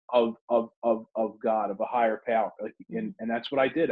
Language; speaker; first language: English; native; English